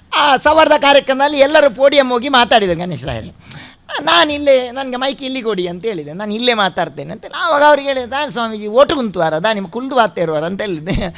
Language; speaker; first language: Kannada; non-native, local second language; Tulu